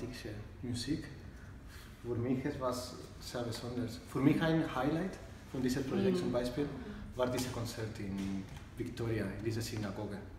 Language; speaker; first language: German; non-native, learner; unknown